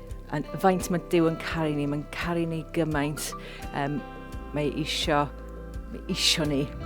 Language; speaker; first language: Welsh; non-native, local second language; English